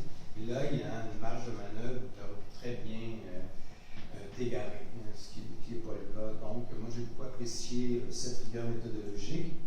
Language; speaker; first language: French; native; French